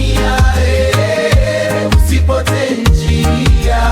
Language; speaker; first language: Swahili; native; Swahili